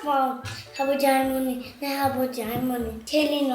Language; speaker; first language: Korean; early bilingual, heritage; German